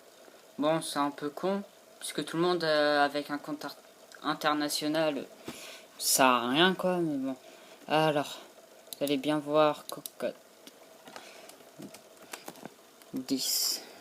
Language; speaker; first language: French; native; French